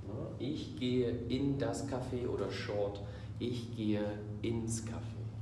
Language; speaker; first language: German; non-native, fluent; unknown